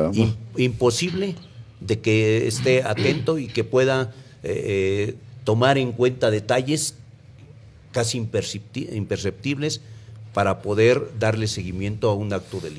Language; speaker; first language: Spanish; native; Spanish